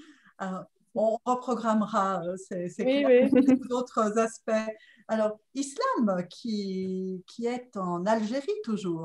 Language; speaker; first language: French; native; French